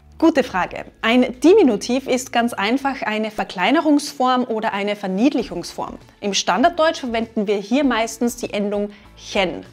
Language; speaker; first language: German; native; German